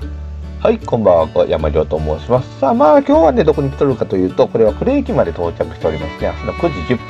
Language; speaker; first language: Japanese; native; Japanese